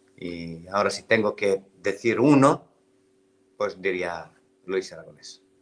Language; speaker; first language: Spanish; non-native, fluent; Serbian